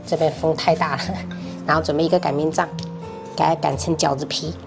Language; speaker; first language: Chinese; native; Chinese